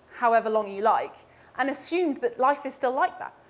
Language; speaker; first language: English; native; English